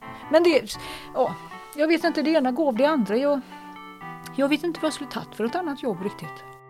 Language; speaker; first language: Swedish; native; Swedish